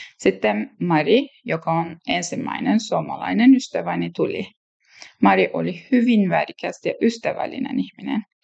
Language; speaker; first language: Finnish; non-native, learner; Turkish